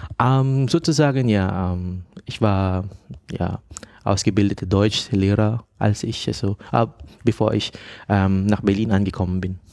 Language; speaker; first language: German; non-native, fluent; Filipino